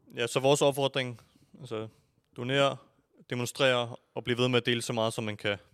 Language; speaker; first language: Danish; early bilingual, other home language; Urdu